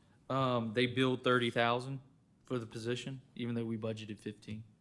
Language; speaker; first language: English; native; English